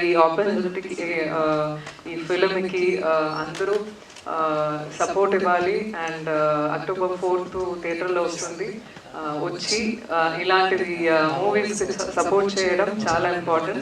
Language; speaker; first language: Telugu; non-native, learner; Tamil